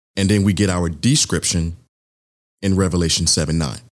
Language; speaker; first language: English; early bilingual, other home language; Yoruba